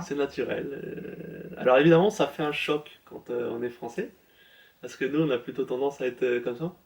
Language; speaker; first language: French; native; French